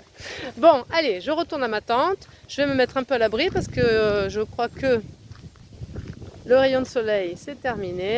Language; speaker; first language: French; native; French